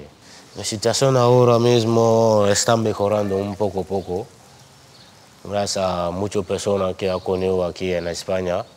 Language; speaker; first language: Spanish; non-native, learner; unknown